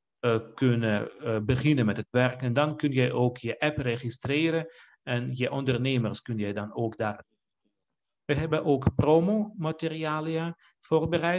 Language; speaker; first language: Dutch; non-native, fluent; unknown